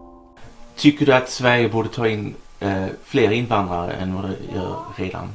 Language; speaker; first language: Swedish; native; Swedish